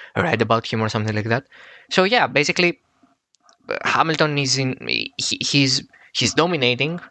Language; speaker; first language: English; non-native, fluent; Greek